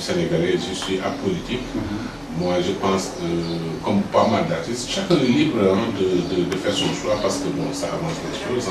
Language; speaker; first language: French; non-native, local second language; Wolof